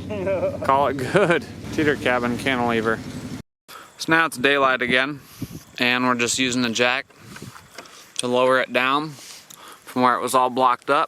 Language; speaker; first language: English; native; English